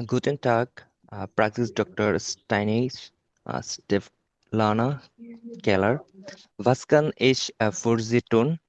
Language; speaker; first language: German; non-native, learner; Bangla